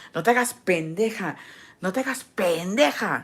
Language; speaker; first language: Spanish; early bilingual, heritage; Spanish